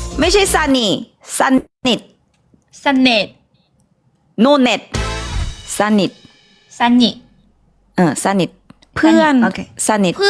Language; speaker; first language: Thai; non-native, fluent; Korean